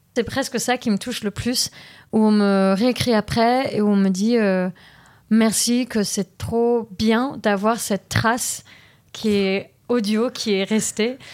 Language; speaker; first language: French; early bilingual, heritage; French